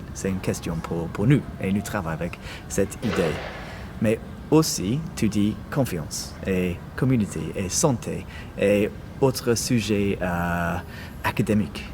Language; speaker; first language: French; non-native, learner; English